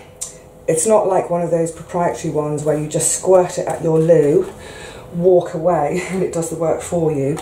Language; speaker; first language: English; native; English